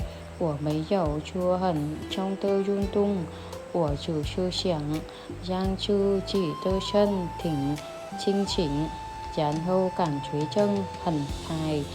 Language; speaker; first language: Chinese; non-native, learner; Vietnamese